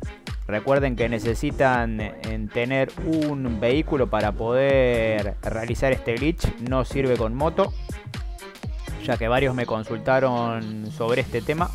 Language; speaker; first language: Spanish; native; Spanish